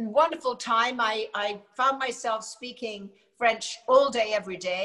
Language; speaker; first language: English; native; English